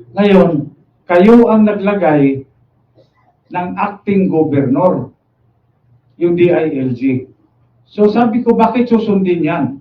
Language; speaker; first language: Filipino; non-native, local second language; Cebuano